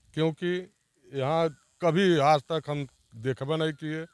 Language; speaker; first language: Hindi; native; Hindi